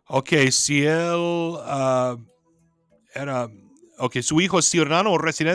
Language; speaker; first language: Spanish; non-native, fluent; English